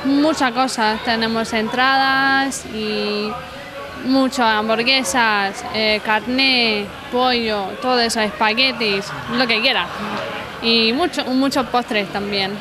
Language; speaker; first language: Spanish; non-native, fluent; English